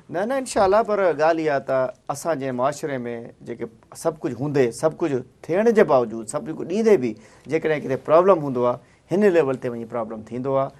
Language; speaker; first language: Sindhi; native; Sindhi